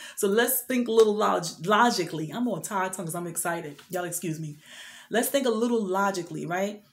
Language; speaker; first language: English; native; English